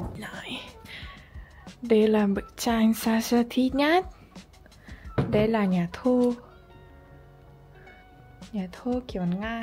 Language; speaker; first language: Vietnamese; non-native, learner; Russian